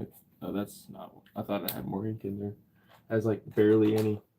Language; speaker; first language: English; native; English